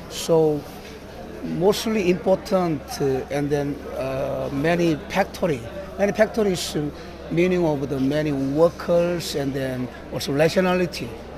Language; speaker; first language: English; non-native, learner; Korean